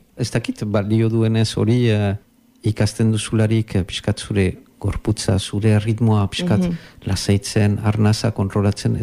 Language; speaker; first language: Basque; native; Basque